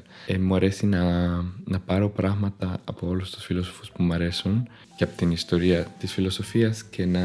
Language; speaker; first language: Greek; non-native, fluent; Spanish